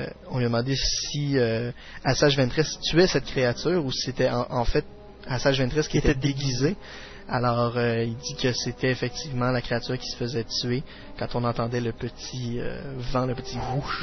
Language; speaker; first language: French; native; French